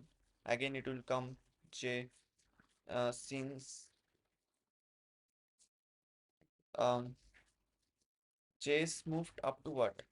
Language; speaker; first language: English; non-native, local second language; Hindi